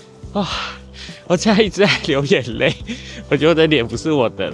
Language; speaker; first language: Chinese; native; Chinese